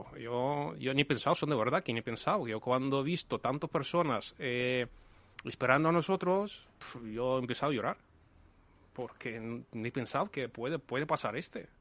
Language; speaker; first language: Spanish; non-native, learner; Ukrainian